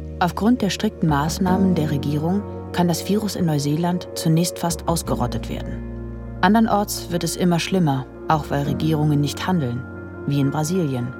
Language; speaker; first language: German; native; German